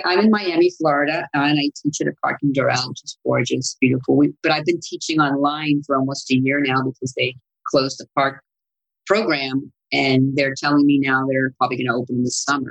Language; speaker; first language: English; non-native, fluent; Italian